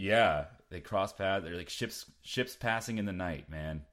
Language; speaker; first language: English; native; English